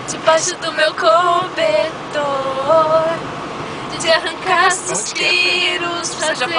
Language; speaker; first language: Portuguese; native; Portuguese